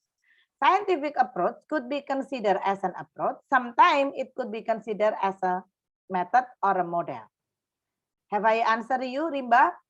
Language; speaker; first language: English; non-native, fluent; Indonesian